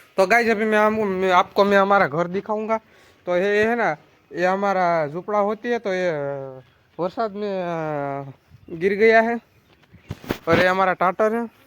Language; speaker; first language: Hindi; non-native, local second language; Gujarati